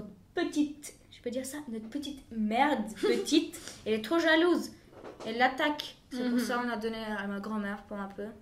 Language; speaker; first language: French; non-native, fluent; Bulgarian